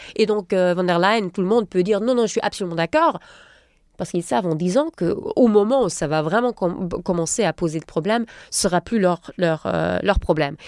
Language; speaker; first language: French; non-native, fluent; German